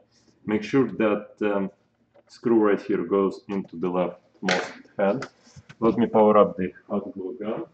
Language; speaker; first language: English; non-native, fluent; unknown